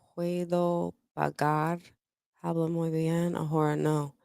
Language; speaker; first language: Spanish; non-native, learner; English